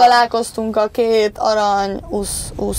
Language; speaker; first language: Hungarian; early bilingual, heritage; Spanish